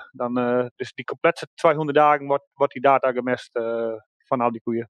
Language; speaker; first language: German; non-native, learner; Dutch